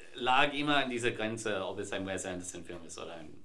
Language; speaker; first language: German; non-native, fluent; English